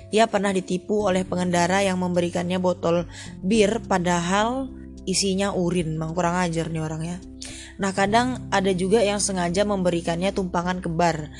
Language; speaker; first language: Indonesian; non-native, fluent; English